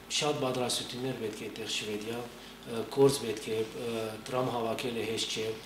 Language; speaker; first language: Armenian; native; Armenian